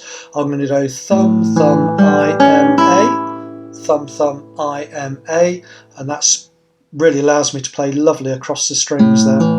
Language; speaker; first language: English; native; English